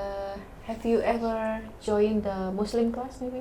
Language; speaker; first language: English; non-native, learner; Indonesian